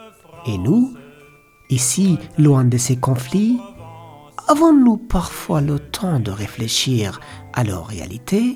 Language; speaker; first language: French; non-native, learner; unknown